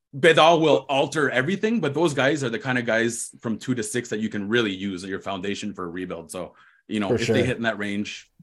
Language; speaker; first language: English; native; English